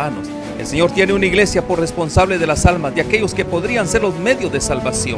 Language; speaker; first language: Spanish; native; Spanish